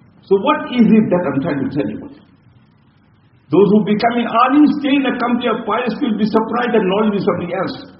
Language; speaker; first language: English; native; English